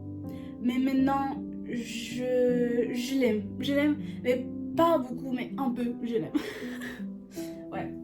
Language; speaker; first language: French; non-native, learner; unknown